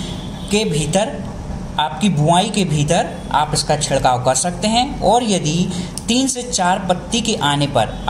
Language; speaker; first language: Hindi; native; Hindi